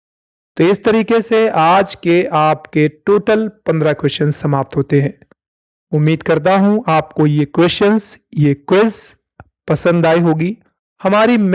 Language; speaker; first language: Hindi; native; Hindi